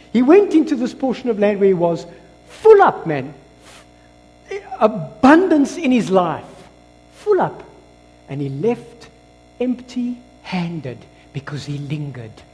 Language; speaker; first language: English; non-native, local second language; Afrikaans